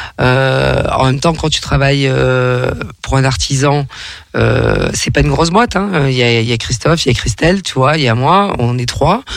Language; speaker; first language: French; native; French